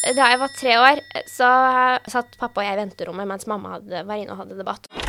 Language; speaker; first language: Norwegian; early bilingual, other home language; Urdu